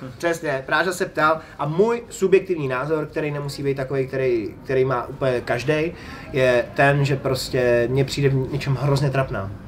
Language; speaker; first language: Czech; native; Czech